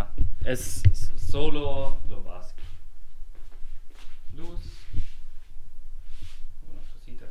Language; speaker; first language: Spanish; non-native, learner; German